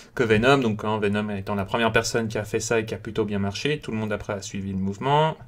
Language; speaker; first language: French; native; French